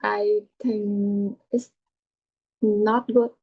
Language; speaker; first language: English; non-native, learner; Vietnamese